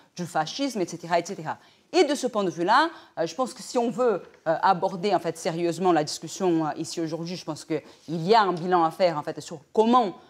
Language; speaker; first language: French; non-native, fluent; Portuguese